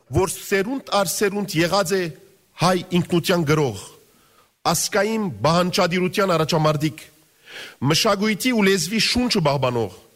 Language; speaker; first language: Armenian; native; Armenian